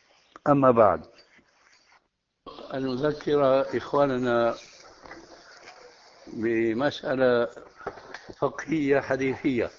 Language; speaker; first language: Arabic; early bilingual, other home language; Albanian